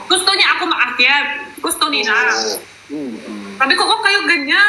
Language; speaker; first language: Filipino; non-native, local second language; Cebuano